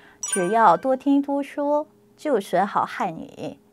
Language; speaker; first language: Chinese; non-native, fluent; Korean